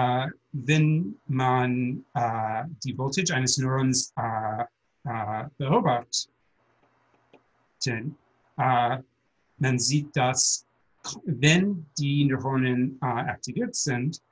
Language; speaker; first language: German; non-native, learner; English